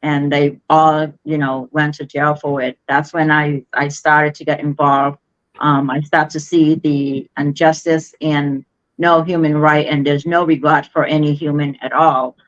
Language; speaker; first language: English; non-native, fluent; Khmer